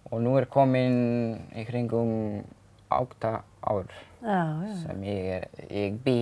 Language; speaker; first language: Icelandic; non-native, learner; Spanish